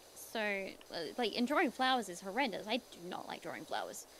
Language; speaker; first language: English; native; English